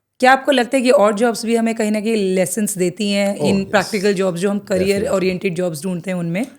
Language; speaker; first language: Hindi; native; Hindi